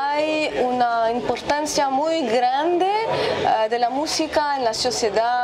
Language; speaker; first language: Portuguese; non-native, learner; Arabic